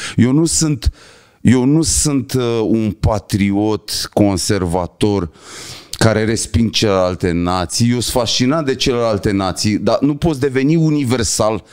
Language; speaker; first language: Romanian; native; Romanian